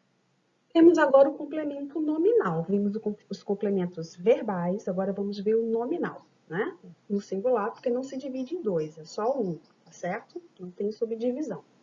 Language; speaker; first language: Portuguese; native; Portuguese